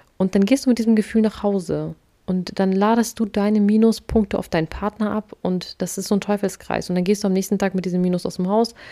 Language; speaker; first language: German; early bilingual, other home language; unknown